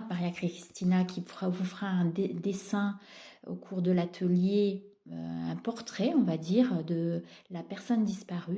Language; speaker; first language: French; native; French